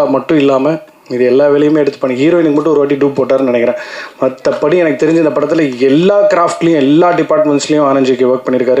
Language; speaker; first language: Tamil; native; Tamil